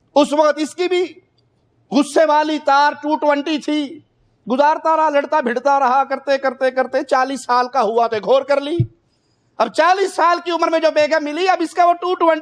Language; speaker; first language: Urdu; non-native, local second language; Punjabi